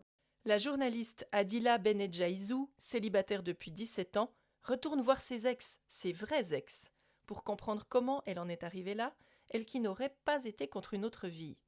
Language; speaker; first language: French; native; French